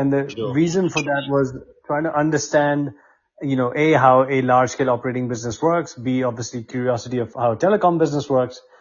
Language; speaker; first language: English; non-native, local second language; Hindi